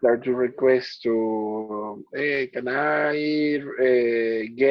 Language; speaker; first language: English; non-native, learner; Spanish